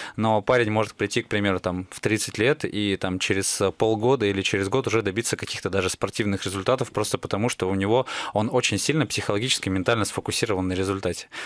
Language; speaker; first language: Russian; native; Russian